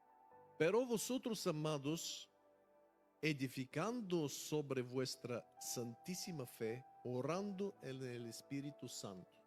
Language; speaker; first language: Spanish; non-native, fluent; Bulgarian